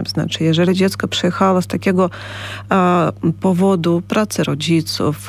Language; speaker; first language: Polish; non-native, fluent; Ukrainian